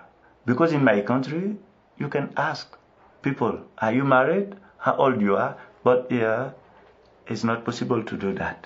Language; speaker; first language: English; non-native, local second language; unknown